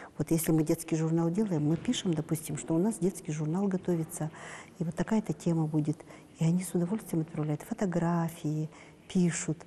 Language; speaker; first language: Russian; non-native, local second language; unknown